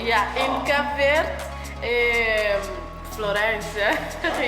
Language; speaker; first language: English; non-native, learner; Portuguese